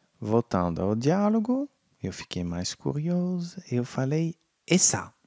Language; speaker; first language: Portuguese; non-native, fluent; French